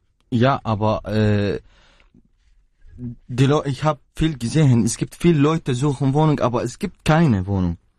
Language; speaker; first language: German; non-native, learner; Arabic